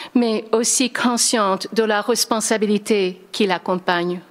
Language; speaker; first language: French; non-native, fluent; English